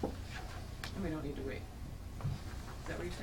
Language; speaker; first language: English; native; English